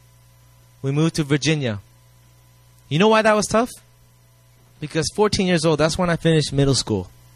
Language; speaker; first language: English; native; English